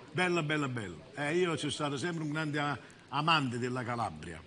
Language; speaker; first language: Italian; native; Italian